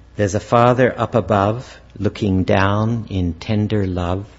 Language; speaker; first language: English; native; English